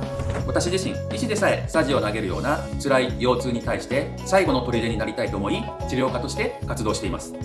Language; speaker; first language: Japanese; native; Japanese